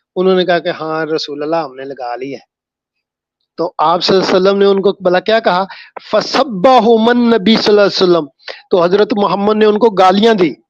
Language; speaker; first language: Urdu; non-native, local second language; Punjabi